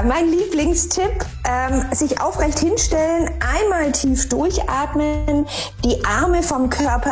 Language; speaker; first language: German; native; German